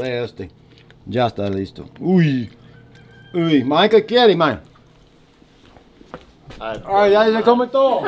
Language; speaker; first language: Spanish; non-native, learner; English